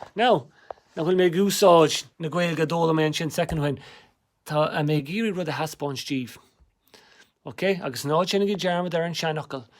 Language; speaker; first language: Irish; native; Irish